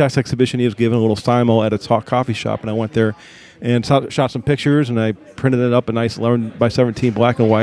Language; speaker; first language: English; native; English